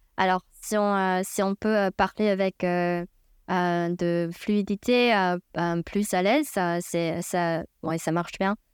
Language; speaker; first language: French; non-native, fluent; Chinese